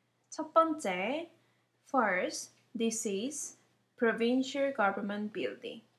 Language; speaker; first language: English; non-native, fluent; Korean